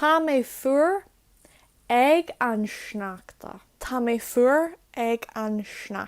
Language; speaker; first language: Irish; non-native, local second language; English